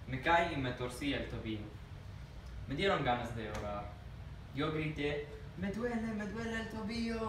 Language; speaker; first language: Spanish; non-native, learner; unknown